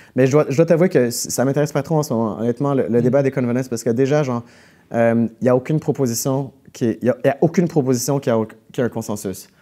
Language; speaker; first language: French; native; French